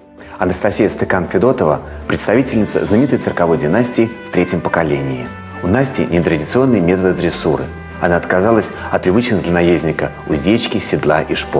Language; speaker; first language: Russian; native; Russian